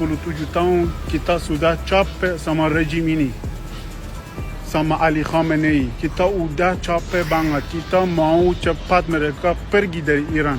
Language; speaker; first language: Indonesian; non-native, learner; Persian